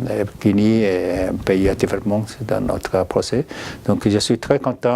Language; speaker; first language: French; non-native, learner; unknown